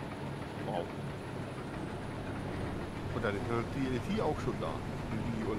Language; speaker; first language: German; native; German